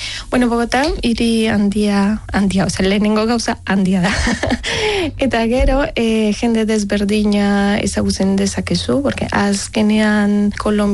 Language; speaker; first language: Basque; non-native, learner; Spanish